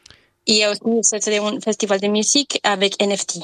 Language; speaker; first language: French; non-native, learner; Spanish